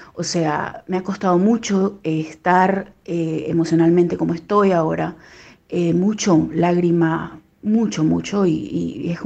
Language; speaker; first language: Spanish; native; Spanish